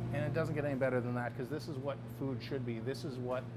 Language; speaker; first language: English; native; English